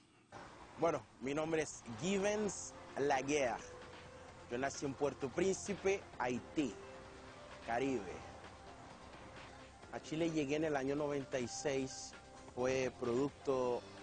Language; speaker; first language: Spanish; non-native, fluent; Haitian Creole